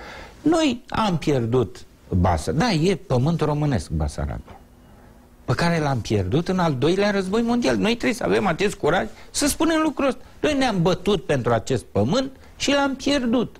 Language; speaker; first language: Romanian; native; Romanian